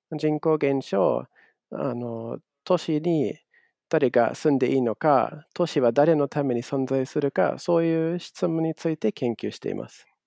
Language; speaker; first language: Japanese; non-native, fluent; German